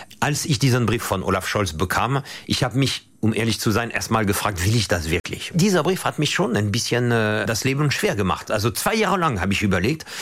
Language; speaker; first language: German; non-native, fluent; French